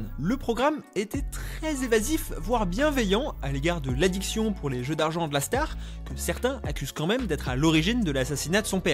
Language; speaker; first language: French; native; French